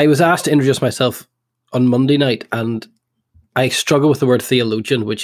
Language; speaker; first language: English; native; English